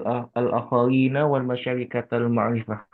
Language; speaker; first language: Arabic; non-native, learner; Indonesian